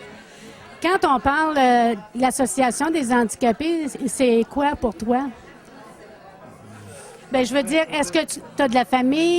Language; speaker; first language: French; native; French